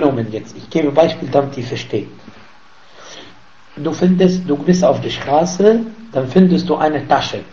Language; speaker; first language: German; non-native, fluent; Arabic